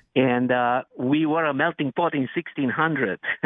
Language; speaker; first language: English; non-native, fluent; Romanian